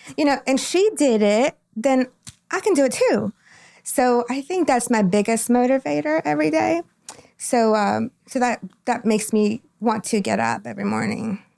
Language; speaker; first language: English; non-native, fluent; Spanish